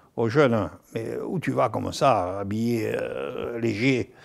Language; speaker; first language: French; native; French